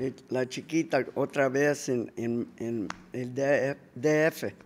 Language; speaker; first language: Spanish; early bilingual, heritage; Spanish